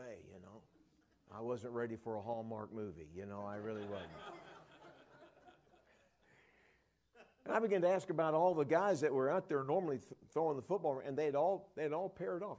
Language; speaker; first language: English; native; English